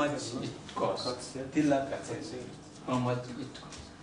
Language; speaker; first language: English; non-native, learner; Tibetan